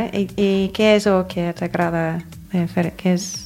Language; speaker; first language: Catalan; non-native, fluent; English